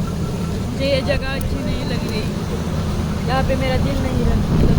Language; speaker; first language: Hindi; non-native, local second language; Marathi